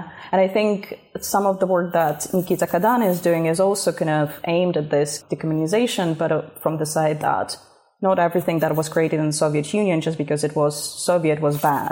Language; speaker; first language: English; non-native, fluent; Russian